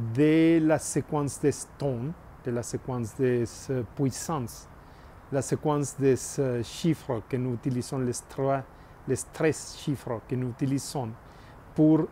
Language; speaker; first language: French; non-native, learner; Spanish